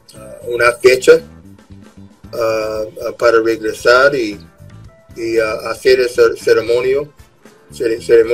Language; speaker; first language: Spanish; non-native, fluent; English